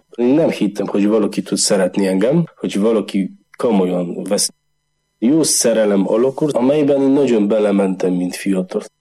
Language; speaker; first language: Hungarian; non-native, learner; Polish